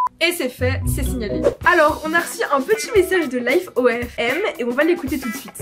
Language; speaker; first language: French; native; French